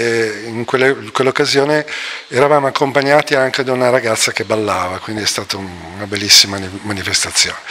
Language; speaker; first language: Italian; native; Italian